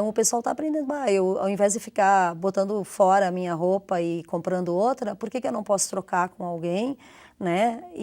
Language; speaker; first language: Portuguese; native; Portuguese